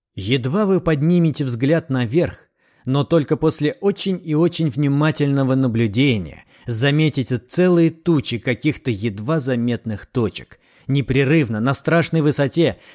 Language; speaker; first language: Russian; native; Russian